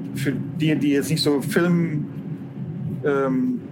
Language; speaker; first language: German; native; German